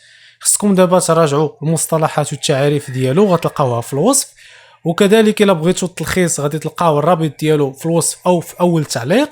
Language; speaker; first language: Arabic; native; Arabic